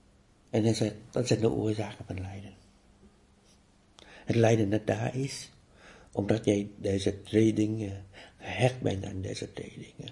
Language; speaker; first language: Dutch; non-native, fluent; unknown